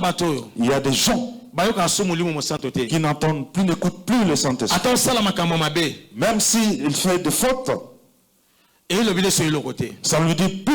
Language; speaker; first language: French; non-native, local second language; Lingala